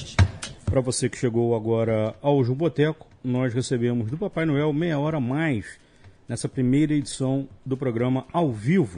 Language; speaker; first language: Portuguese; native; Portuguese